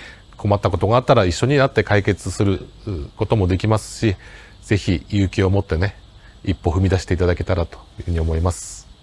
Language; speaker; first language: Japanese; native; Japanese